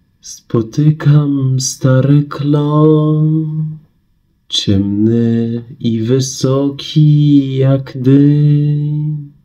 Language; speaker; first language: Polish; non-native, fluent; Persian